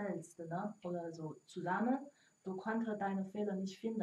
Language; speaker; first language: German; non-native, learner; Chinese